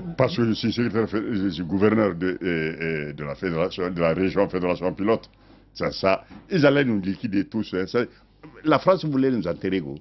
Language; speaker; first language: French; non-native, local second language; Mandingo